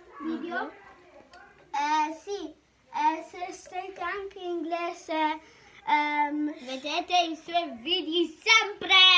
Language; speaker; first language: Italian; early bilingual, heritage; Italian